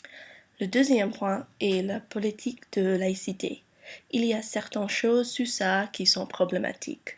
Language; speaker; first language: French; non-native, learner; English